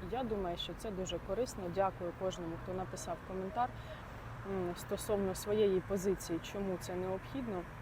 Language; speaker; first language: Ukrainian; non-native, local second language; Russian